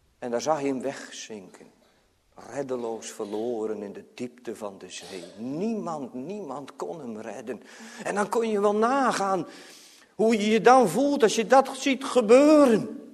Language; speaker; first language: Dutch; native; Dutch